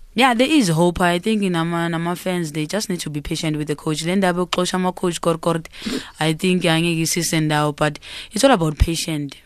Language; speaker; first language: English; non-native, local second language; Zulu